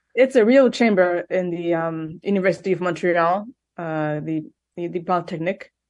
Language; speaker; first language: English; native; English